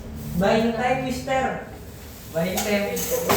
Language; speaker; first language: English; non-native, learner; Indonesian